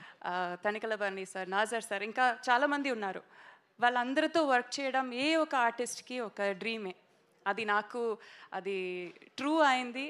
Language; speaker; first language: Telugu; non-native, local second language; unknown